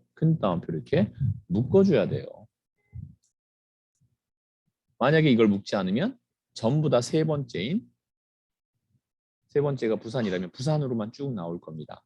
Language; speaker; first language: Korean; native; Korean